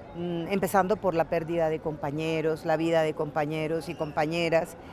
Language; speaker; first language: Spanish; native; Spanish